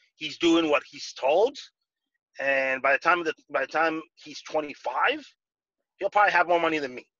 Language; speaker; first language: English; non-native, fluent; Spanish